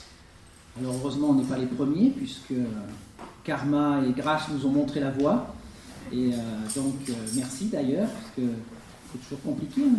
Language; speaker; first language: French; native; French